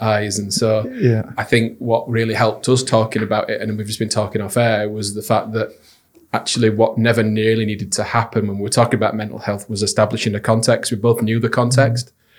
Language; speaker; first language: English; native; English